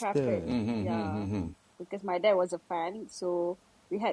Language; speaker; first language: English; non-native, local second language; Malay